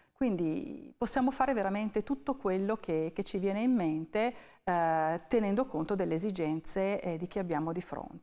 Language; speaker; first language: Italian; native; Italian